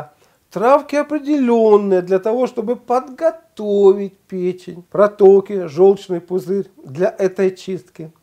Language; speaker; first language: Russian; native; Russian